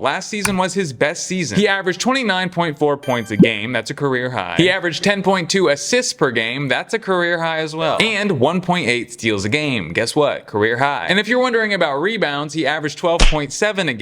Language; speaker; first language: English; native; English